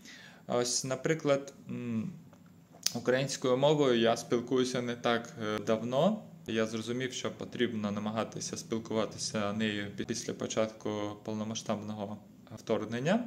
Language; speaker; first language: Ukrainian; non-native, local second language; Russian